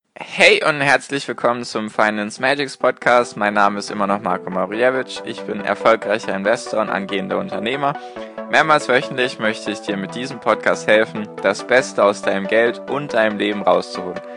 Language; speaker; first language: German; native; German